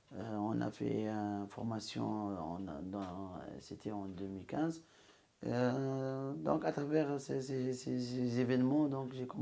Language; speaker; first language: French; non-native, local second language; Arabic